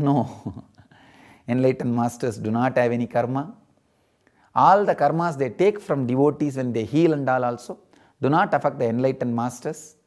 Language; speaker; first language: English; non-native, local second language; Tamil